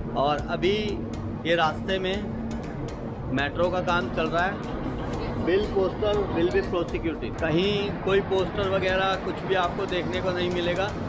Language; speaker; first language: Hindi; native; Hindi